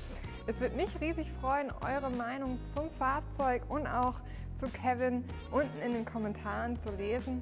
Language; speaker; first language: German; native; German